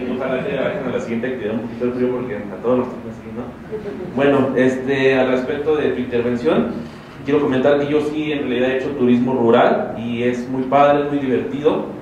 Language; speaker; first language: Spanish; native; Spanish